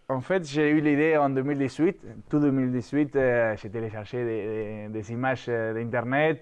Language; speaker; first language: French; non-native, fluent; Spanish